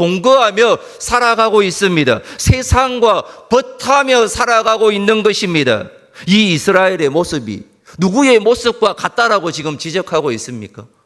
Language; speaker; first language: Korean; native; Korean